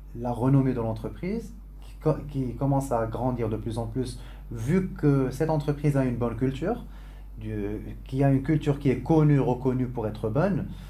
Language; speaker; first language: French; non-native, local second language; Arabic